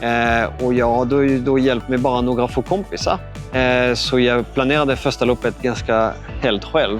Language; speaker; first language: Swedish; non-native, fluent; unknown